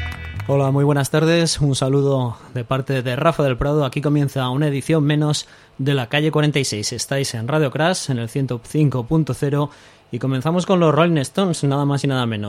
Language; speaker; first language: Spanish; native; Spanish